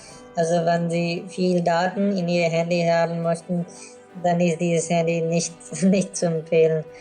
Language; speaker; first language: German; non-native, fluent; Urdu